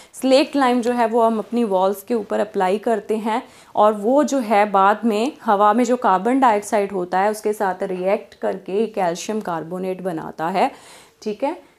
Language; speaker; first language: Hindi; non-native, local second language; Punjabi